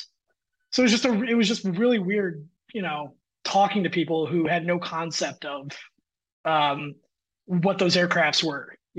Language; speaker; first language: English; native; English